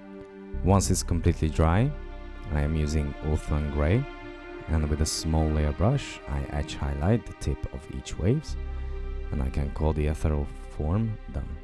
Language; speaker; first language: English; non-native, fluent; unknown